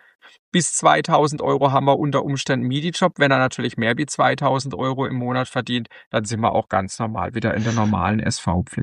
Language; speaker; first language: German; native; German